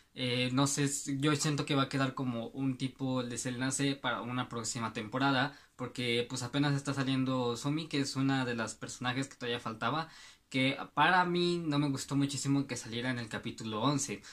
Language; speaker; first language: Spanish; native; Spanish